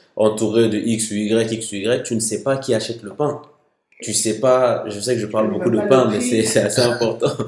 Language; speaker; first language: French; non-native, local second language; Bambara